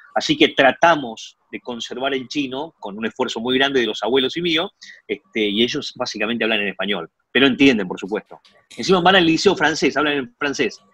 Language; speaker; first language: Spanish; early bilingual, other home language; Chinese